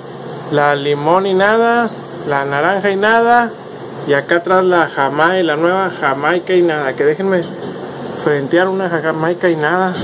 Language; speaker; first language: Spanish; native; Spanish